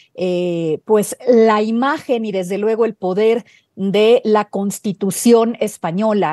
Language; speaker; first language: Spanish; native; Spanish